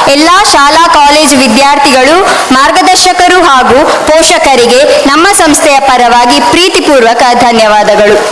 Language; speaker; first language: Kannada; native; Kannada